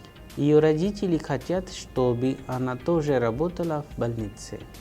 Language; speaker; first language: Russian; non-native, fluent; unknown